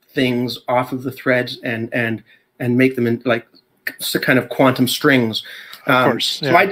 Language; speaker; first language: English; native; English